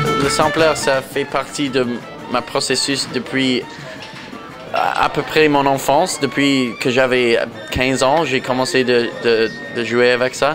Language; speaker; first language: French; non-native, local second language; English